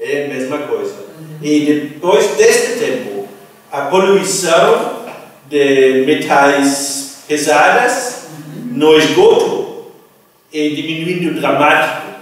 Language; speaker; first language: Portuguese; non-native, fluent; German